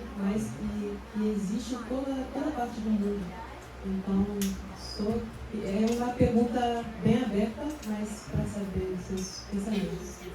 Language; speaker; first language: Portuguese; non-native, fluent; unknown